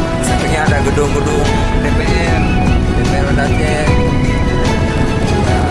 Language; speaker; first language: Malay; non-native, local second language; Achinese